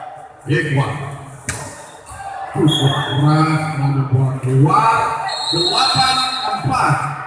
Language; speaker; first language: Indonesian; non-native, local second language; Achinese